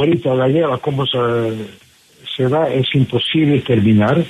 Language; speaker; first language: Spanish; non-native, fluent; English